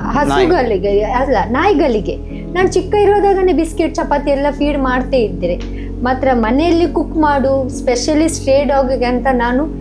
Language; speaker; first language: Kannada; non-native, local second language; Tulu